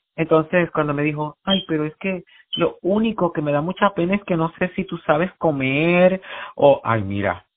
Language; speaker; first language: Spanish; native; Spanish